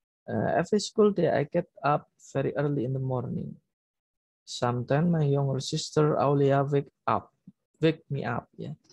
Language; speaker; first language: English; non-native, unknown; Indonesian